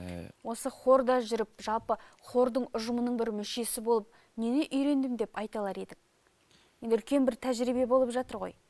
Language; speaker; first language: Kazakh; native; Kazakh